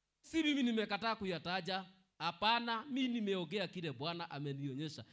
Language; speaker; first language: Swahili; non-native, local second language; Kikuyu